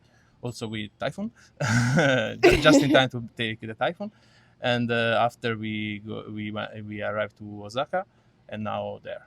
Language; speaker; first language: English; non-native, learner; Italian